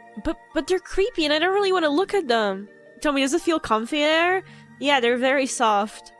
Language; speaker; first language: English; non-native, fluent; Polish